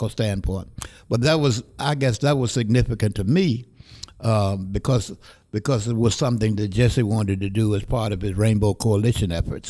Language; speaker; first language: English; native; English